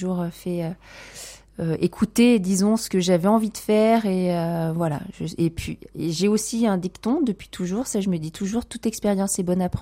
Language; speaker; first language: French; native; French